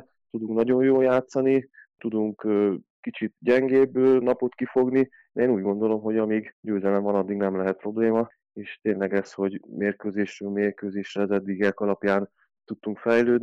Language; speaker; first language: Hungarian; native; Hungarian